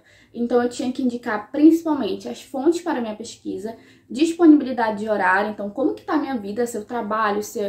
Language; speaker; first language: Portuguese; native; Portuguese